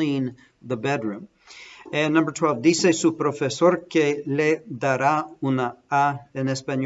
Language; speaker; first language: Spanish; non-native, fluent; English